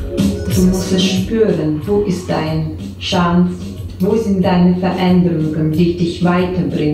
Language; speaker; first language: German; non-native, learner; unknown